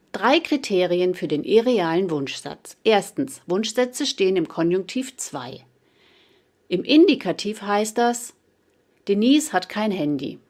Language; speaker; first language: German; native; German